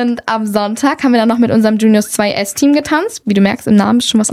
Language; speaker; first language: German; native; German